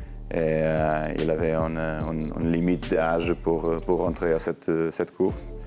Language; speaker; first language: French; non-native, learner; Portuguese